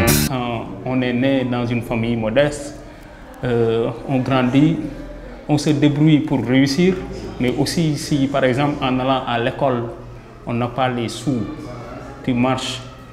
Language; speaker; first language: French; non-native, local second language; Wolof